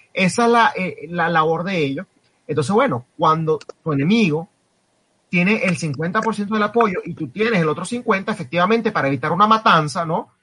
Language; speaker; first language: Spanish; native; Spanish